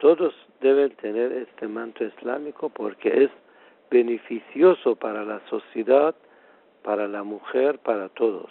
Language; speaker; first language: Spanish; non-native, fluent; Persian